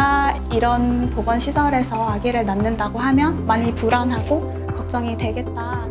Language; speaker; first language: Korean; native; Korean